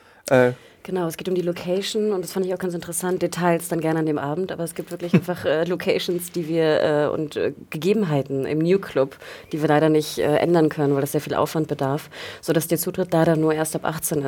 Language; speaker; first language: German; native; German